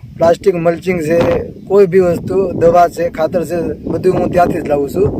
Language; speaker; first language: Gujarati; native; Gujarati